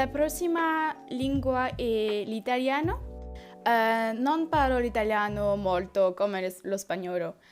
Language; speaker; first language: Italian; non-native, learner; French